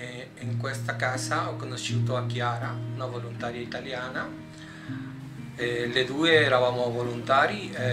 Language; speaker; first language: Italian; non-native, learner; Spanish